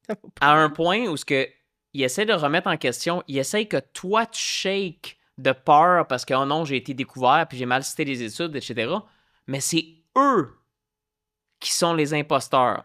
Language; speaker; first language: French; native; French